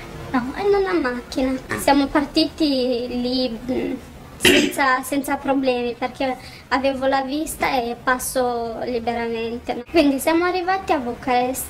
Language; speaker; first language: Italian; non-native, fluent; Romanian